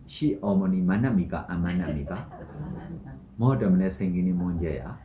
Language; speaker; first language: Korean; non-native, learner; Burmese